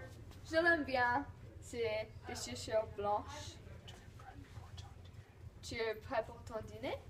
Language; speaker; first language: French; non-native, learner; English